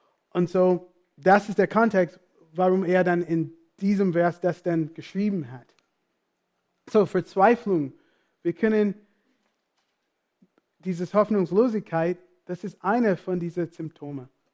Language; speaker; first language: German; non-native, fluent; English